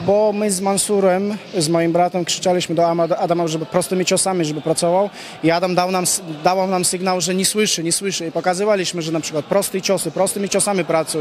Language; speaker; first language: Polish; non-native, fluent; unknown